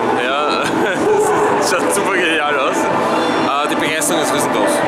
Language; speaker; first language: German; native; German